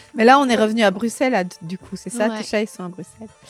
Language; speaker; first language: French; native; French